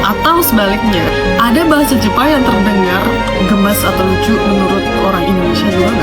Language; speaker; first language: Indonesian; non-native, fluent; Japanese